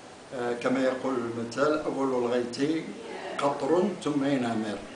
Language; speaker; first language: Arabic; native; Arabic